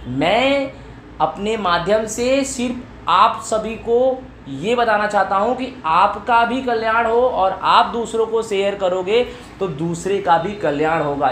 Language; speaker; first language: Hindi; non-native, local second language; Gujarati